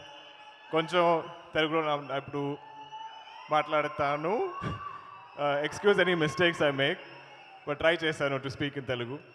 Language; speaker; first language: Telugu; non-native, learner; Malayalam